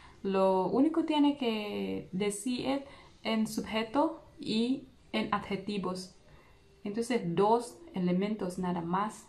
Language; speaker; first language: Spanish; non-native, learner; Vietnamese